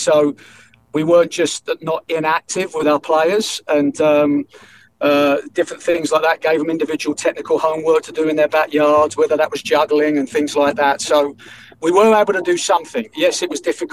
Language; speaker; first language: English; native; English